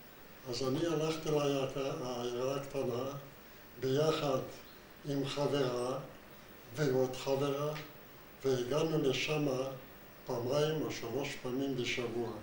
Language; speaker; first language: Hebrew; non-native, fluent; Yiddish